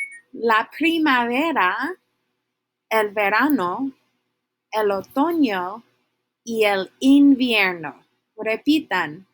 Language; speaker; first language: Spanish; non-native, fluent; English